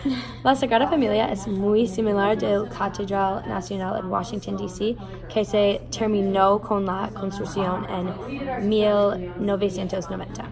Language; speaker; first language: Spanish; non-native, learner; English